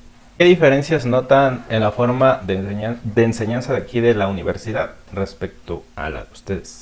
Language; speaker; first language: Spanish; native; Spanish